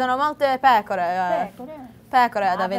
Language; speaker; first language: Italian; early bilingual, heritage; English